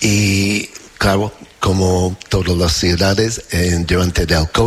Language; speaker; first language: Spanish; non-native, fluent; English